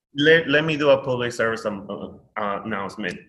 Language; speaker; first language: English; non-native, fluent; Spanish